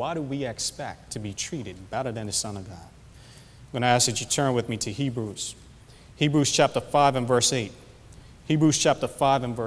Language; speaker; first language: English; native; English